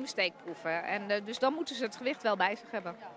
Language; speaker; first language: Dutch; native; Dutch